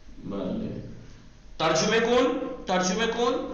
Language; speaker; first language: Persian; non-native, fluent; Urdu